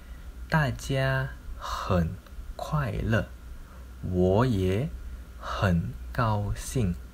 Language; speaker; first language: Chinese; non-native, local second language; Malay